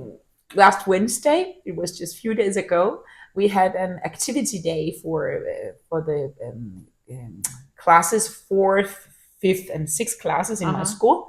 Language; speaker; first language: English; non-native, fluent; Danish